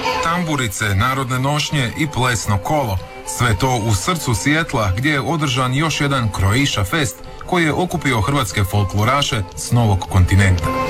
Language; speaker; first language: Serbian; native; Serbian